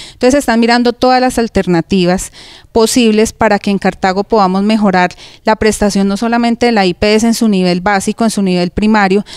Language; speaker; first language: Spanish; native; Spanish